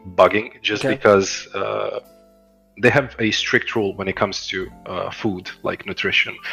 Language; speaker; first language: English; non-native, fluent; Croatian